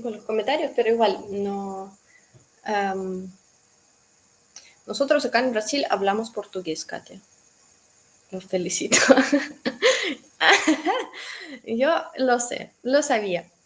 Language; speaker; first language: Spanish; non-native, fluent; Russian